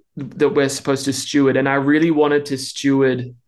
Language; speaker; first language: English; native; English